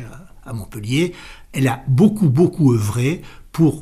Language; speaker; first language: French; native; French